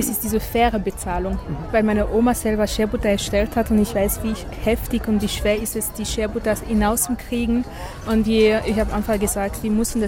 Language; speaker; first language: German; non-native, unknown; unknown